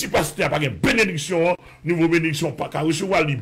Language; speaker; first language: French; non-native, local second language; Haitian Creole